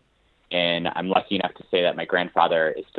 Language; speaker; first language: English; native; English